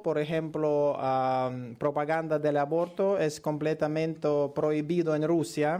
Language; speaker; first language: Spanish; non-native, learner; Russian